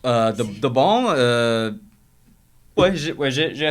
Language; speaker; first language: French; non-native, local second language; English